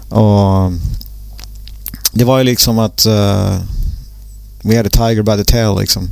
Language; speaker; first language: English; non-native, fluent; Swedish